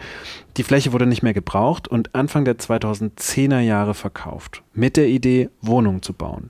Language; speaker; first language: German; native; German